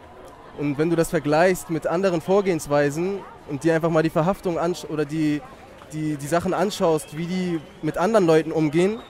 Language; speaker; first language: German; native; German